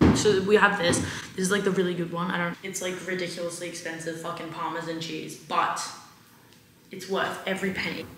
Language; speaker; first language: English; native; English